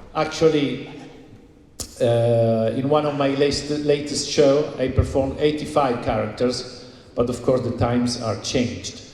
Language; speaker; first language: English; non-native, fluent; Italian